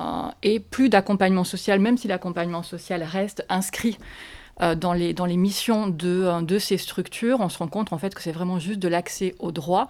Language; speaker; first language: French; native; French